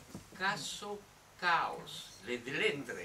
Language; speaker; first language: French; non-native, fluent; Spanish